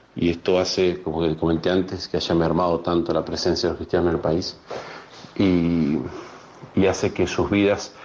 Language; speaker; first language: Spanish; native; Spanish